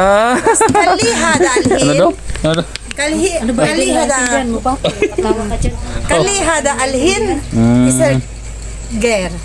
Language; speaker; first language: Arabic; non-native, learner; Filipino